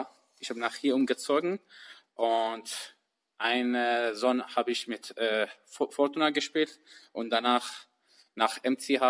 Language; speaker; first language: German; non-native, learner; Persian